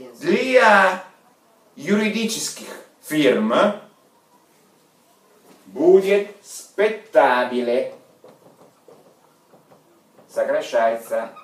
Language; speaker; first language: Russian; non-native, fluent; Italian